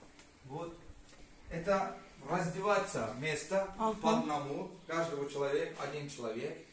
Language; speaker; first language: Russian; non-native, learner; Turkish